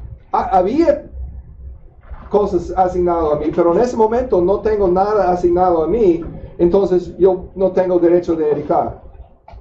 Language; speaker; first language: Spanish; non-native, fluent; English